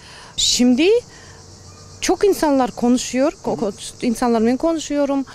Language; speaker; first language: Turkish; non-native, learner; Kazakh